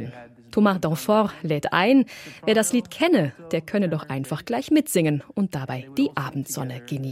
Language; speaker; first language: German; native; German